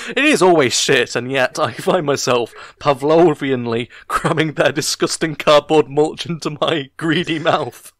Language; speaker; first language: English; native; English